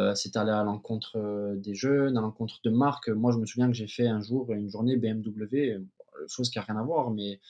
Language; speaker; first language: French; native; French